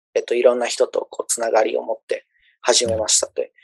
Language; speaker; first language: Japanese; early bilingual, other home language; Spanish